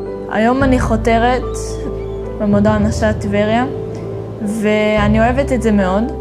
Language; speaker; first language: Hebrew; early bilingual, other home language; Russian